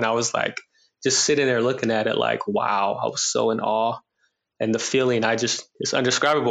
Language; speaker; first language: English; native; English